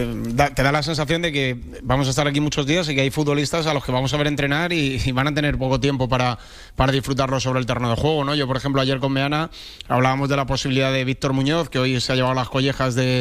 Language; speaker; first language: Spanish; native; Spanish